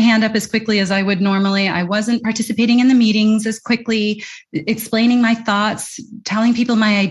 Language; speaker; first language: English; native; English